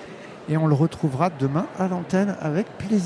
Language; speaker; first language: French; native; French